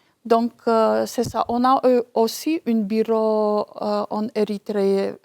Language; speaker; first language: French; non-native, fluent; Romanian